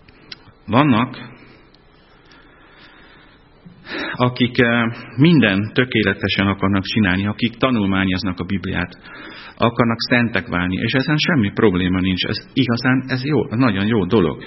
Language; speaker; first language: Hungarian; non-native, fluent; German